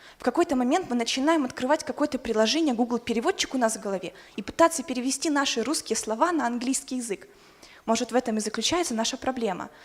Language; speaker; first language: Russian; native; Russian